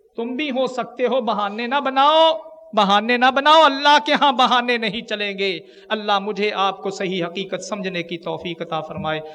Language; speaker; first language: Urdu; non-native, local second language; Punjabi